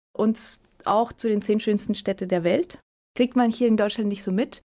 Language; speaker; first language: German; early bilingual, other home language; Spanish